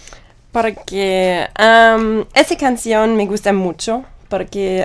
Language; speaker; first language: Spanish; non-native, learner; German